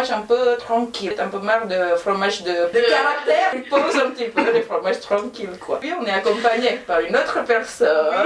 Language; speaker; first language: French; non-native, fluent; Indonesian